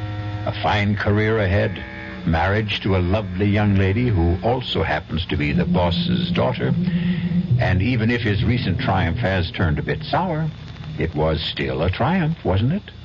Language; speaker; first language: English; native; English